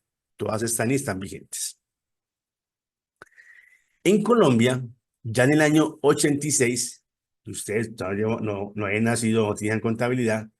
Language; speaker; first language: Spanish; native; Spanish